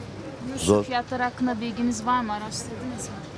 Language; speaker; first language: Turkish; native; Turkish